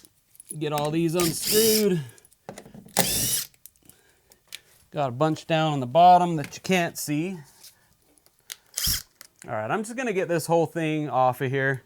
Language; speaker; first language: English; native; English